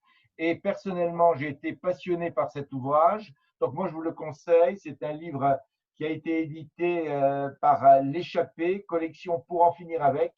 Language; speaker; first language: French; native; French